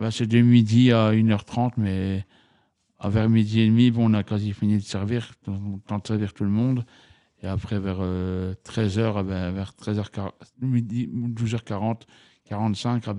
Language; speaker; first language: French; native; French